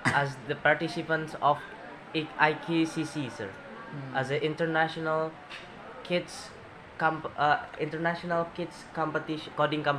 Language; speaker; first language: English; non-native, learner; Indonesian